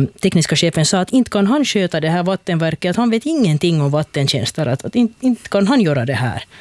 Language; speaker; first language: Swedish; native; Swedish